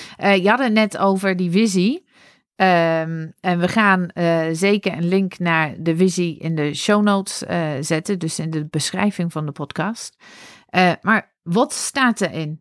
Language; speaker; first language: Dutch; non-native, fluent; English